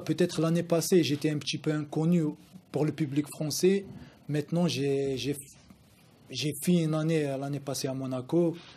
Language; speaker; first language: French; non-native, local second language; Arabic